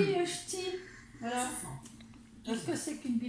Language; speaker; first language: French; native; French